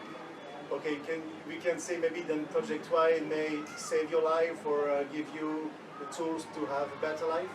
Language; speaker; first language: English; non-native, learner; French